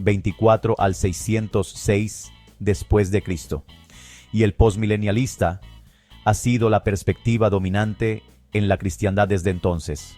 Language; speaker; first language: Spanish; native; Spanish